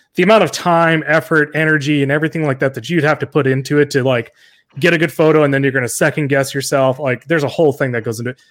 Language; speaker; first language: English; native; English